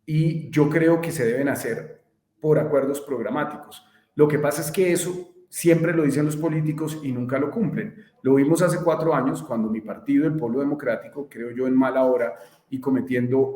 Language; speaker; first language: Spanish; native; Spanish